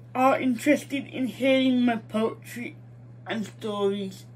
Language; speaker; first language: English; native; English